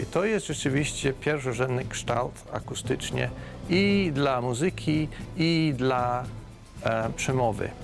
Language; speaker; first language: Polish; non-native, fluent; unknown